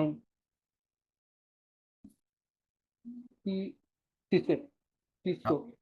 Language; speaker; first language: Chinese; non-native, learner; Bangla